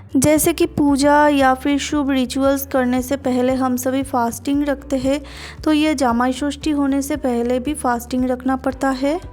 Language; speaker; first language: Hindi; non-native, local second language; Bangla